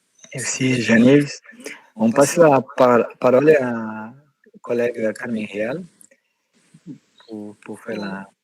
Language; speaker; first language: French; non-native, fluent; Portuguese